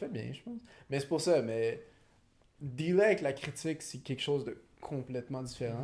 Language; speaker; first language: French; native; French